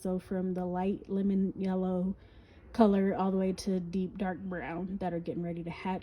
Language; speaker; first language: English; native; English